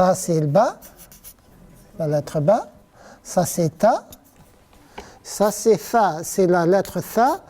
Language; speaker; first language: French; non-native, local second language; Arabic